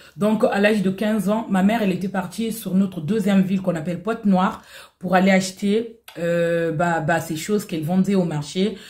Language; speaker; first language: French; non-native, local second language; Lingala